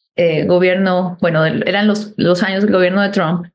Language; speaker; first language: Spanish; native; Spanish